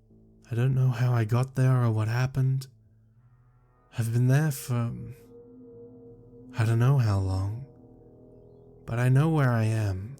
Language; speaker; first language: English; native; English